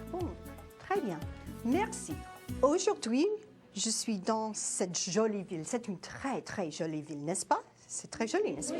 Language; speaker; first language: French; non-native, fluent; English